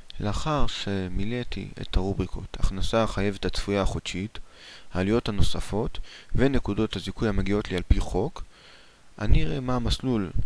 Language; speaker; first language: Hebrew; native; Hebrew